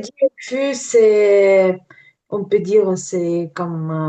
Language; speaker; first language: French; non-native, learner; Ukrainian